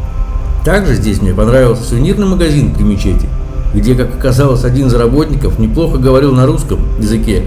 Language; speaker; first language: Russian; native; Russian